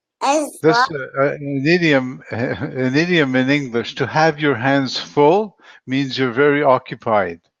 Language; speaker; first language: English; non-native, fluent; Spanish